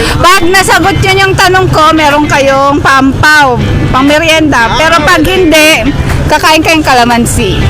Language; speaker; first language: Filipino; native; Filipino